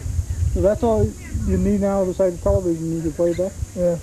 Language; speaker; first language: English; native; English